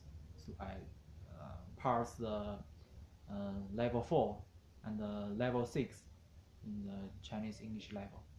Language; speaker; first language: English; non-native, learner; Chinese